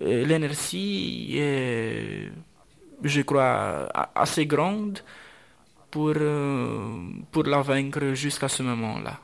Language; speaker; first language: French; non-native, fluent; Romanian